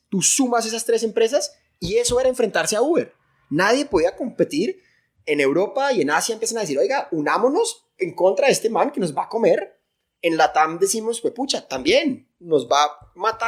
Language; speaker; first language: Spanish; native; Spanish